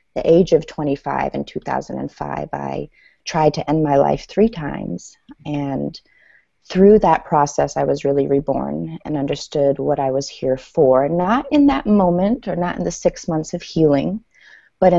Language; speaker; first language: English; early bilingual, other home language; Persian